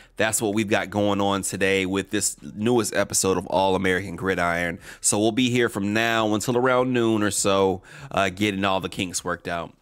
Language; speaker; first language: English; native; English